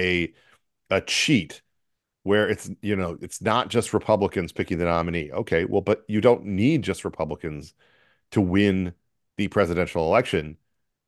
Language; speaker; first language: English; native; English